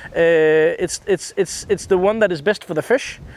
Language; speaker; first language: English; non-native, fluent; Danish